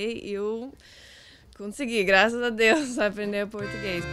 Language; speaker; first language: Portuguese; non-native, learner; Afrikaans